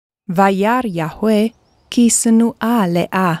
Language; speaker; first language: Hebrew; non-native, fluent; Korean